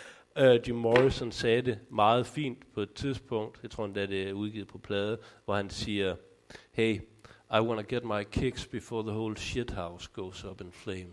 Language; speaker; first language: Danish; native; Danish